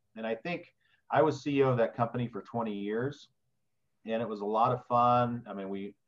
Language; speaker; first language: English; native; English